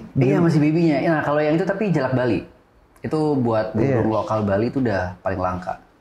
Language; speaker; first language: Indonesian; native; Indonesian